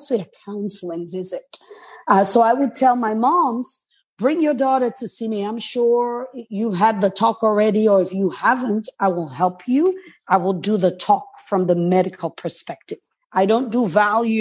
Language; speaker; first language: English; non-native, local second language; Krio